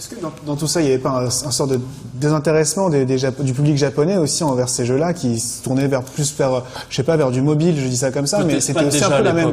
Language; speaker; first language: French; native; French